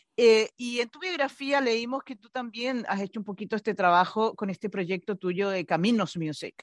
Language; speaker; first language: Spanish; native; Spanish